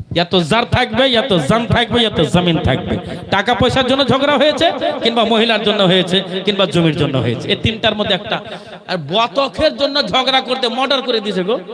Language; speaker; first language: Bangla; non-native, fluent; Urdu